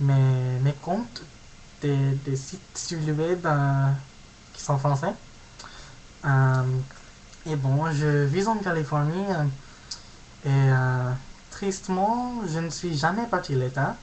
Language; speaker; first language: French; non-native, learner; English